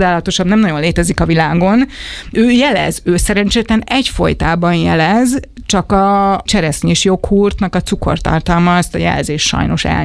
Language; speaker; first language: Hungarian; native; Hungarian